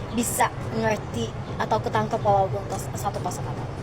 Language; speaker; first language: Indonesian; early bilingual, other home language; Arabic